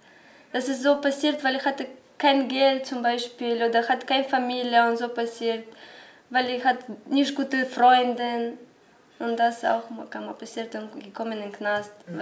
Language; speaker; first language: German; non-native, learner; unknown